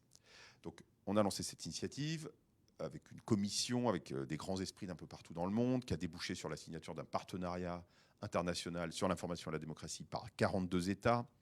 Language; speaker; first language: French; native; French